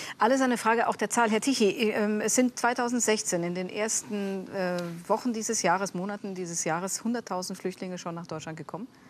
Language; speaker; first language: German; native; German